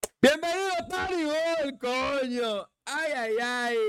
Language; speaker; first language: Spanish; native; Spanish